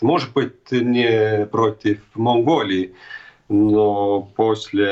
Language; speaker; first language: Russian; non-native, fluent; Estonian